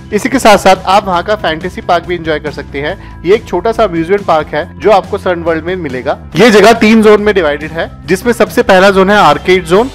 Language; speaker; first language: Hindi; native; Hindi